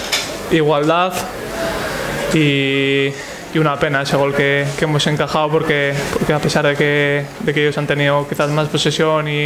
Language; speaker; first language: Spanish; native; Spanish